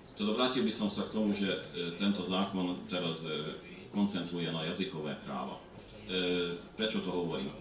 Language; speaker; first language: Slovak; early bilingual, heritage; Slovak